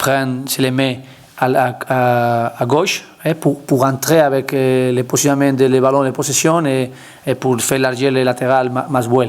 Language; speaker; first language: French; non-native, learner; Spanish